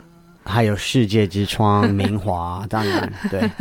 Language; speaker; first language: Chinese; non-native, learner; English